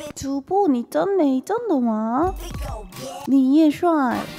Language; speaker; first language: Chinese; non-native, learner; Korean